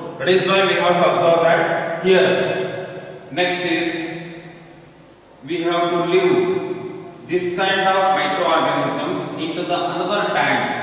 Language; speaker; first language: English; non-native, local second language; Kannada